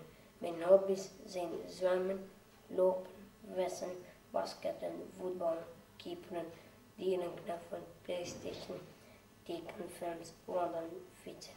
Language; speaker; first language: Dutch; early bilingual, other home language; Albanian